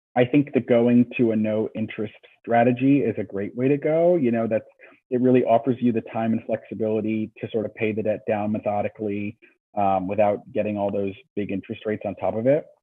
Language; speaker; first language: English; native; English